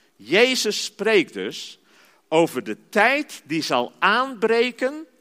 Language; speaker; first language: Dutch; native; Dutch